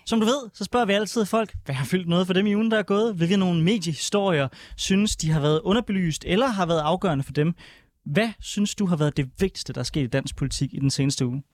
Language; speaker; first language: Danish; native; Danish